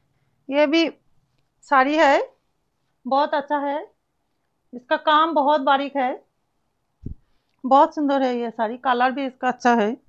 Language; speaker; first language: Hindi; non-native, local second language; Bangla